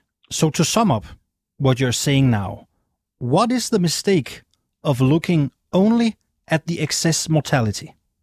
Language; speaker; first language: English; non-native, fluent; Danish